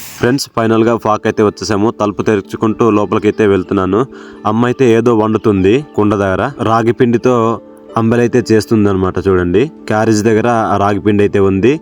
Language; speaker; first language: Telugu; non-native, local second language; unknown